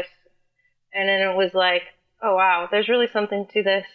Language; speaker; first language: English; native; English